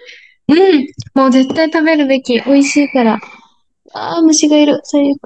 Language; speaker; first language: Japanese; native; Japanese